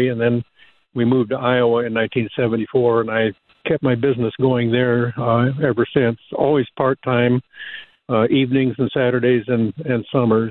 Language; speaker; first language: English; native; English